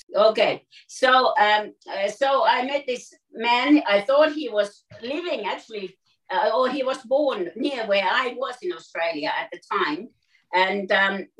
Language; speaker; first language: English; non-native, fluent; Finnish